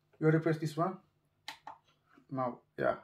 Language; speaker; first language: English; non-native, learner; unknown